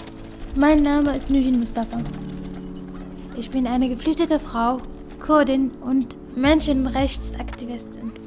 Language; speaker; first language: German; non-native, fluent; Kurdish